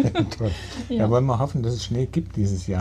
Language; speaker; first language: German; native; German